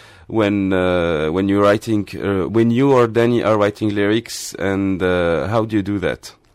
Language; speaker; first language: English; non-native, fluent; Arabic